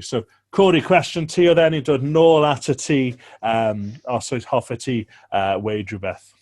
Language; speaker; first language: Welsh; native; Welsh